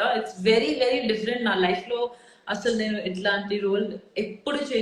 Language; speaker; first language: Telugu; non-native, local second language; Odia